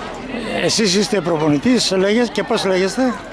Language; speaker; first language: Greek; native; Greek